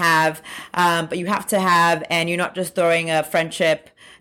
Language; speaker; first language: English; native; English